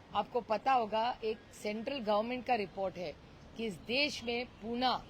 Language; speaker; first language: Hindi; non-native, local second language; Marathi